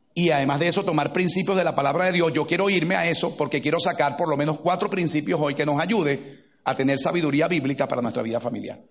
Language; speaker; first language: Spanish; native; Spanish